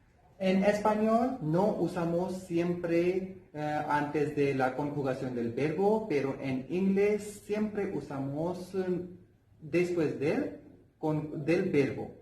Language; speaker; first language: Spanish; non-native, learner; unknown